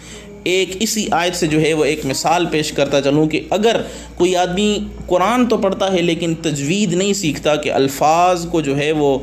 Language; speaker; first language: Urdu; native; Urdu